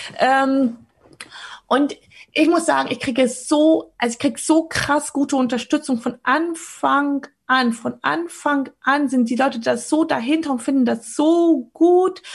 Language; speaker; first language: German; early bilingual, other home language; Polish